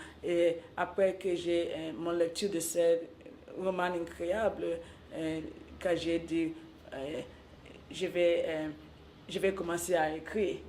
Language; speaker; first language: French; non-native, local second language; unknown